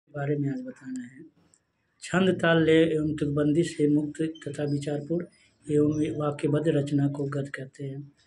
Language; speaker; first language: Hindi; native; Hindi